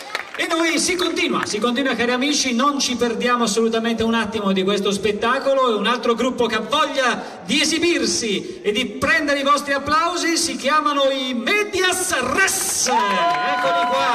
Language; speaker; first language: Italian; native; Italian